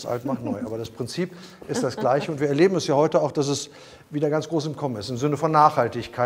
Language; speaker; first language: German; native; German